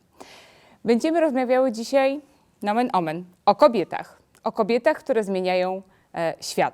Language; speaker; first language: Polish; native; Polish